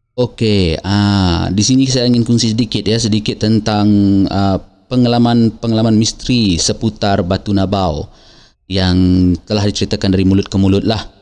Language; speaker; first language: Malay; native; Malay